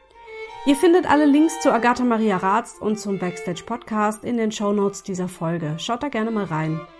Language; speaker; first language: German; native; German